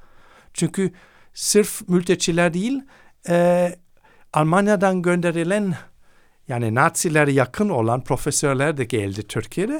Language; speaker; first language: Turkish; non-native, fluent; German